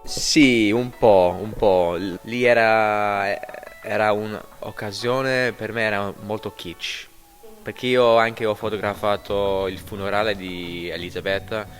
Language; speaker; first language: Italian; non-native, fluent; English